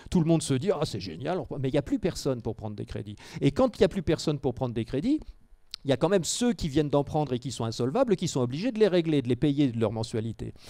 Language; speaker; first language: French; native; French